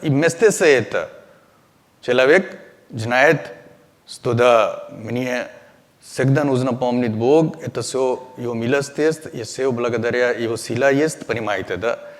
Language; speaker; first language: Russian; non-native, learner; Hindi